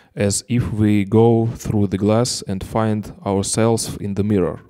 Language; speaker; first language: English; non-native, learner; Ukrainian